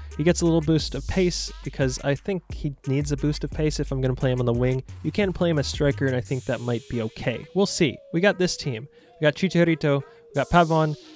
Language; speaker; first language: English; native; English